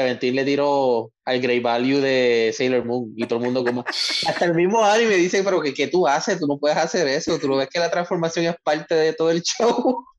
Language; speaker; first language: Spanish; native; Spanish